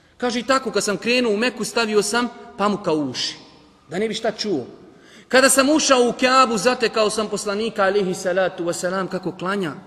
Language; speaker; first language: Bosnian; native; Bosnian